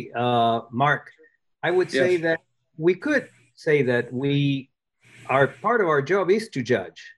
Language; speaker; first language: English; non-native, fluent; Spanish